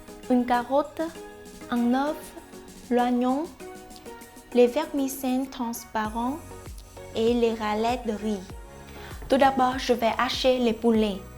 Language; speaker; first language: French; non-native, fluent; Vietnamese